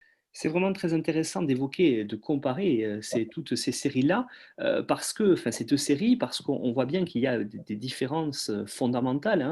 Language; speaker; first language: French; native; French